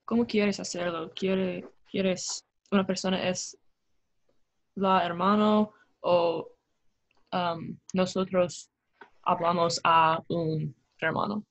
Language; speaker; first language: Spanish; non-native, learner; English